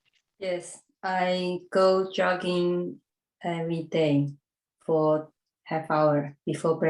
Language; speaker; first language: English; non-native, learner; Chinese